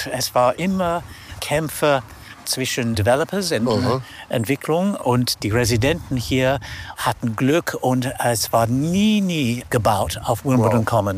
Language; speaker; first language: German; non-native, fluent; English